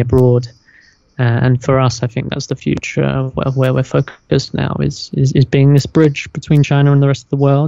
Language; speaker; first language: English; native; English